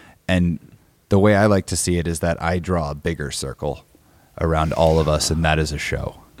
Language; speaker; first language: English; native; English